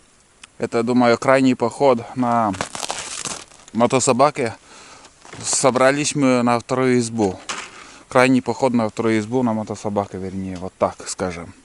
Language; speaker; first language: Russian; native; Russian